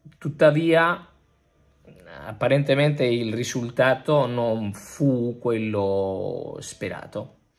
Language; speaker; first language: Italian; non-native, fluent; Spanish